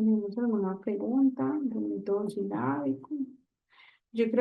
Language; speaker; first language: Spanish; native; Spanish